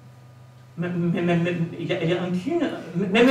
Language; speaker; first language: French; non-native, learner; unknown